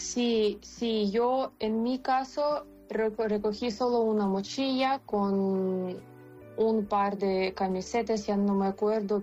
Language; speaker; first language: Spanish; non-native, fluent; Ukrainian